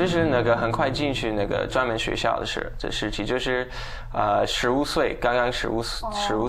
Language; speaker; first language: Chinese; non-native, fluent; English